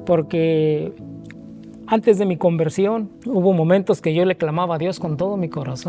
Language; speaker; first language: Spanish; native; Spanish